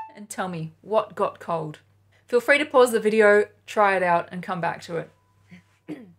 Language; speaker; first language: English; native; English